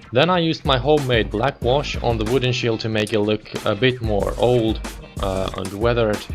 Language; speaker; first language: English; non-native, fluent; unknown